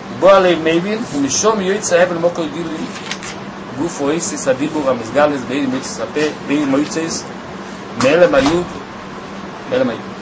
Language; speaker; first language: Hebrew; native; Hebrew